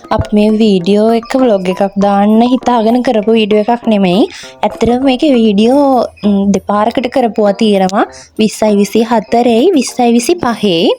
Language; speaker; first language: Sinhala; native; Sinhala